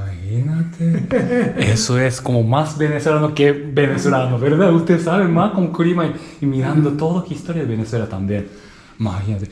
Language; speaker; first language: Spanish; non-native, learner; Japanese